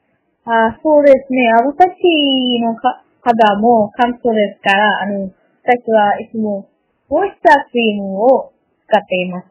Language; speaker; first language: Japanese; non-native, learner; Malayalam